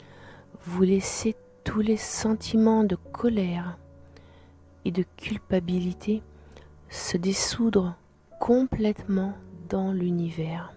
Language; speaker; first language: French; native; French